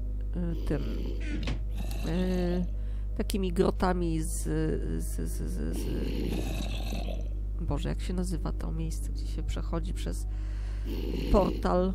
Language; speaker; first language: Polish; native; Polish